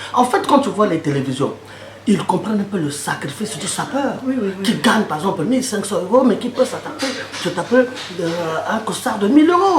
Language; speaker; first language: French; non-native, local second language; Lingala